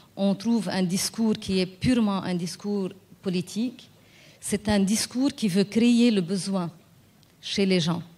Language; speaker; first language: French; non-native, local second language; Arabic